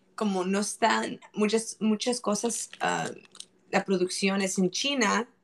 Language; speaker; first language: Spanish; early bilingual, other home language; English